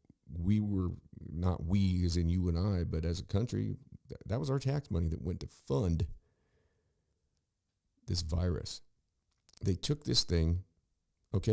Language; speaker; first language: English; native; English